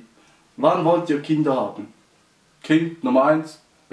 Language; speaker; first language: German; early bilingual, other home language; Albanian